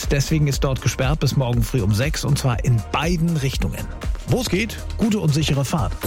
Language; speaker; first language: German; native; German